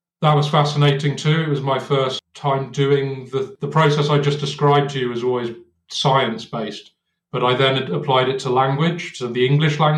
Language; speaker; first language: English; native; English